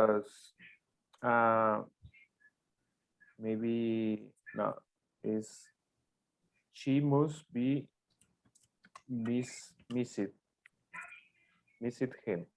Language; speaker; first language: English; non-native, learner; Spanish